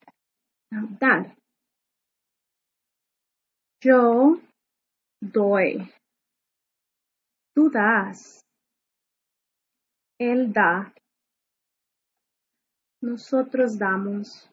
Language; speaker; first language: Spanish; non-native, fluent; English